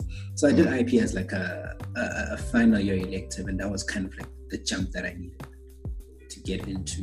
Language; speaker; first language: English; non-native, local second language; North Ndebele